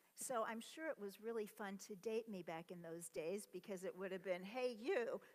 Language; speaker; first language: English; native; English